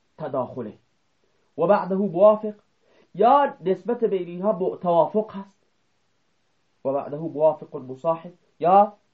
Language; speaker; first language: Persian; non-native, local second language; Baluchi